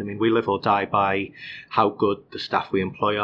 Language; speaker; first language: English; native; English